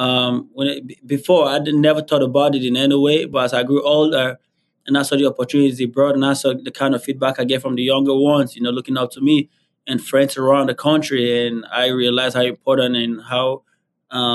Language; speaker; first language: English; non-native, local second language; Igbo